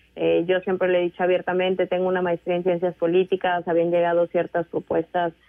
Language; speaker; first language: Spanish; native; Spanish